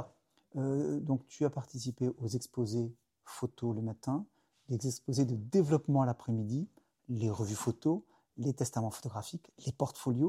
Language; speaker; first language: French; native; French